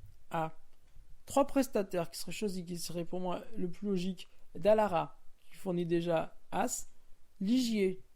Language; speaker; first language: French; native; French